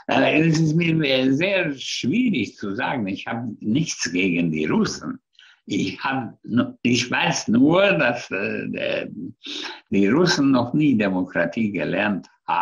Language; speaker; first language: German; non-native, fluent; Hungarian